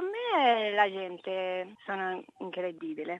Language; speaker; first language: Italian; non-native, learner; English